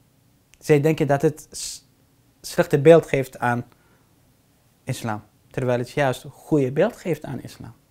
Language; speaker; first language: Dutch; non-native, fluent; Arabic